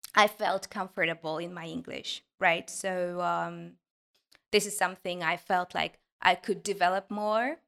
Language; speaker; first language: English; non-native, fluent; Ukrainian